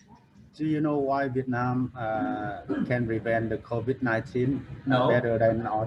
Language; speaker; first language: English; non-native, learner; Vietnamese